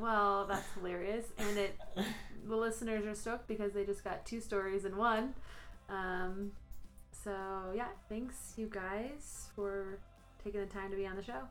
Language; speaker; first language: English; native; English